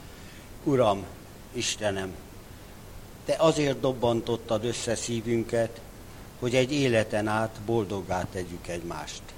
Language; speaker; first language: Hungarian; native; Hungarian